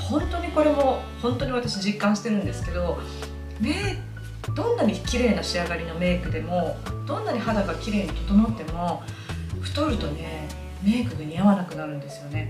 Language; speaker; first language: Japanese; native; Japanese